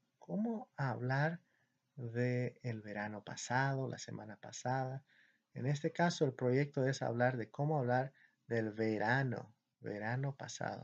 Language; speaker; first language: Spanish; non-native, fluent; English